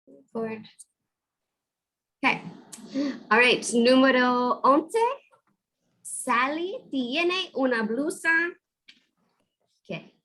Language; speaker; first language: Spanish; non-native, fluent; English